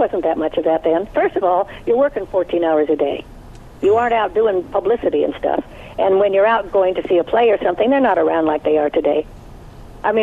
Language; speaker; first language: English; native; English